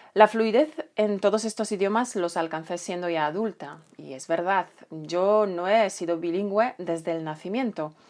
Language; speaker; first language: Spanish; non-native, fluent; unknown